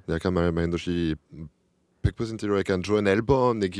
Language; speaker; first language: Korean; non-native, learner; French